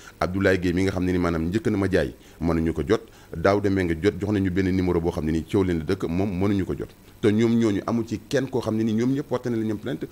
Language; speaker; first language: Wolof; native; Wolof